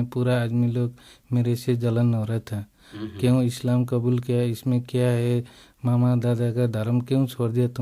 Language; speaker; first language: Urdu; non-native, learner; Nepali